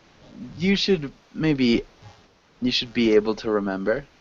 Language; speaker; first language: English; native; English